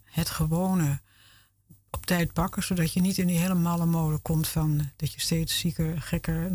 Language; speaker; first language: Dutch; native; Dutch